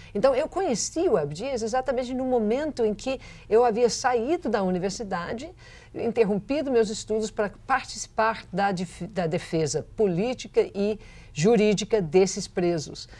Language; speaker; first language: Portuguese; non-native, fluent; English